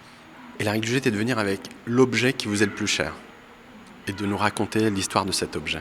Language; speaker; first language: French; early bilingual, other home language; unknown